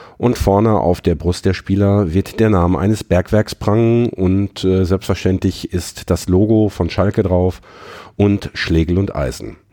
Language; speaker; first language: German; native; German